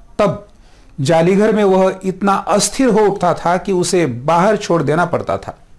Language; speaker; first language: Hindi; non-native, local second language; Marathi